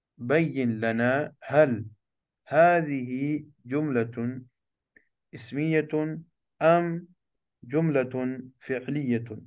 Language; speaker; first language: Arabic; non-native, fluent; Urdu